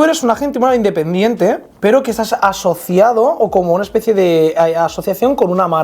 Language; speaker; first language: Spanish; native; Spanish